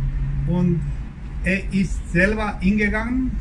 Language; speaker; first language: German; non-native, learner; Croatian